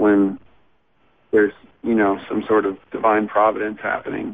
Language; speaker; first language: English; native; English